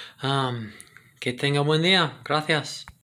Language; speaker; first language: Spanish; non-native, fluent; English